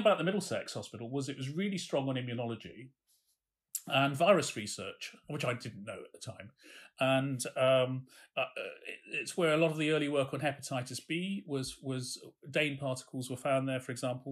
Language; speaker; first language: English; native; English